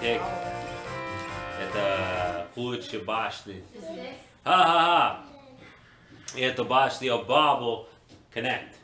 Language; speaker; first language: Russian; non-native, learner; English